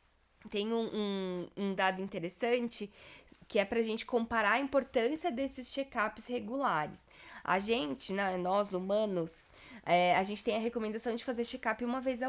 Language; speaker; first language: Portuguese; native; Portuguese